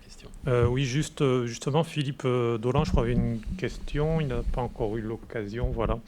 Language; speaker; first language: French; native; French